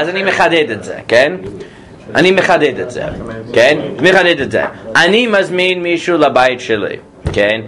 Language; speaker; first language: Hebrew; non-native, fluent; English